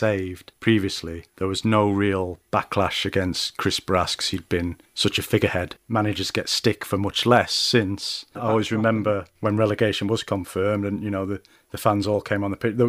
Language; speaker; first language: English; native; English